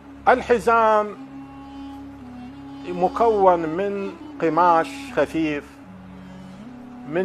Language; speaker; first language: Arabic; native; Arabic